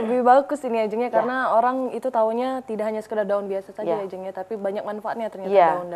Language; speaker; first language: Indonesian; native; Indonesian